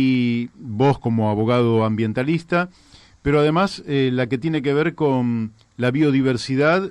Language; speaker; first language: Spanish; native; Spanish